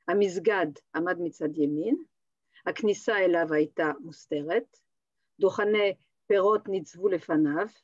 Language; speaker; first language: Hebrew; non-native, fluent; French